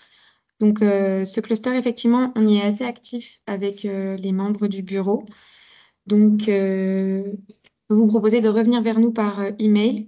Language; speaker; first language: French; native; French